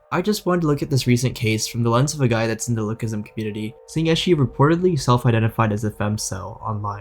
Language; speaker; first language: English; native; English